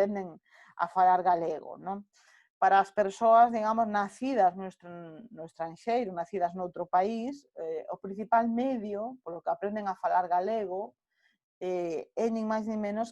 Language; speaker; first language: Galician; non-native, local second language; Spanish